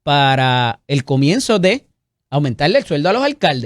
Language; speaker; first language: Spanish; native; Spanish